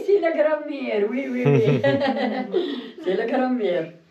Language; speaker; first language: French; non-native, learner; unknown